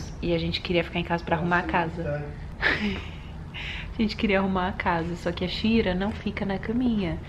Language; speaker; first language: Portuguese; early bilingual, heritage; Portuguese